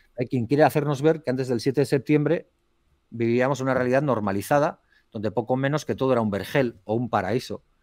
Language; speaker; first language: Spanish; native; Spanish